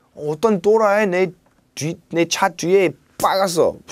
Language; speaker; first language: Korean; non-native, learner; English